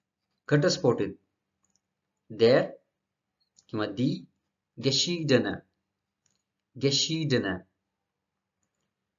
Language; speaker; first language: German; non-native, learner; Marathi